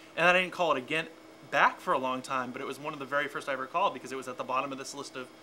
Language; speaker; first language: English; native; English